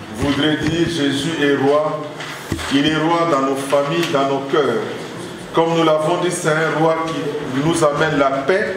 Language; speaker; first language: French; non-native, local second language; Lingala